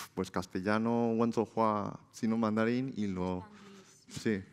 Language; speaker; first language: Spanish; native; Spanish